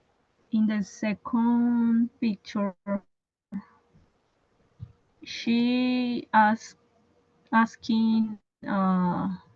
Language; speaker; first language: English; non-native, learner; Spanish